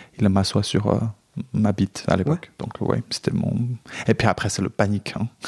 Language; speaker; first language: French; non-native, fluent; Chinese